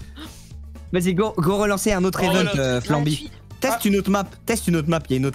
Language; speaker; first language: French; native; French